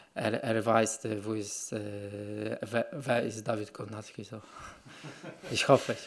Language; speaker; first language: German; non-native, learner; Polish